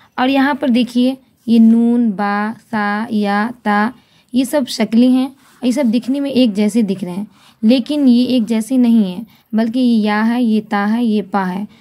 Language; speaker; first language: Hindi; native; Hindi